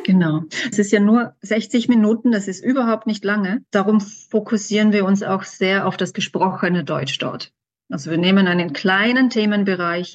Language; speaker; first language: German; native; German